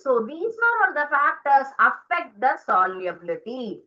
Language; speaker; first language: English; non-native, local second language; Tamil